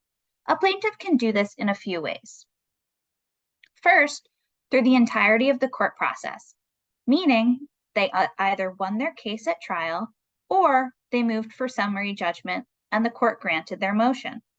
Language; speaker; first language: English; native; English